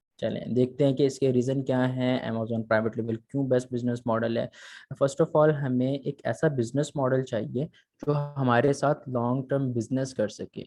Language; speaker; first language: Urdu; native; Urdu